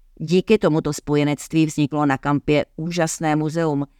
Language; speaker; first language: Czech; native; Czech